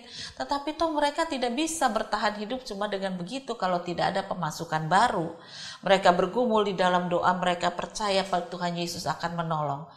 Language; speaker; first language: Indonesian; native; Indonesian